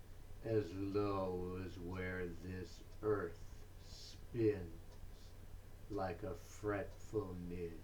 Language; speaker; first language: English; native; English